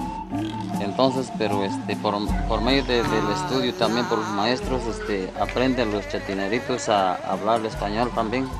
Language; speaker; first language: Spanish; non-native, local second language; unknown